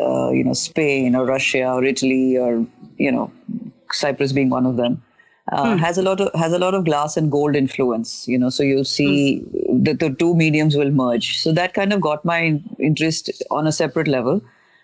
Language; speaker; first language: English; non-native, local second language; Hindi